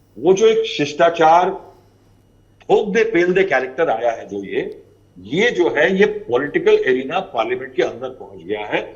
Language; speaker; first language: Hindi; native; Hindi